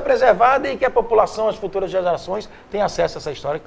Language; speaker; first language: Portuguese; native; Portuguese